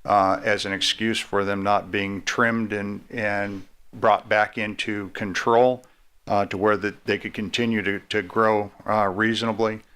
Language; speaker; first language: English; native; English